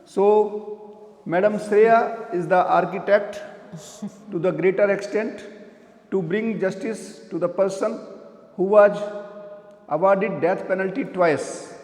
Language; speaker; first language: English; non-native, local second language; Hindi